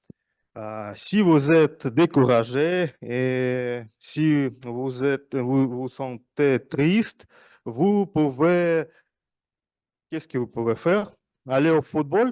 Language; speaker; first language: French; non-native, fluent; Russian